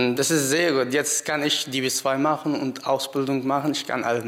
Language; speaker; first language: German; non-native, learner; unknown